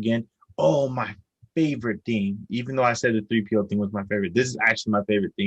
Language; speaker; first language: English; native; English